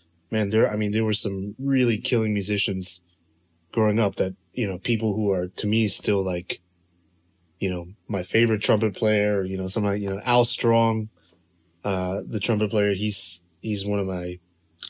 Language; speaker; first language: English; native; English